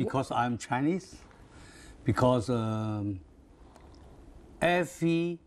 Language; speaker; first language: English; non-native, local second language; Cantonese